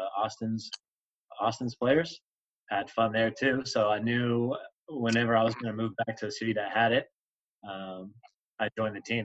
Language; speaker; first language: English; native; English